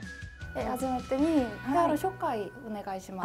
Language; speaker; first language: Japanese; non-native, learner; Korean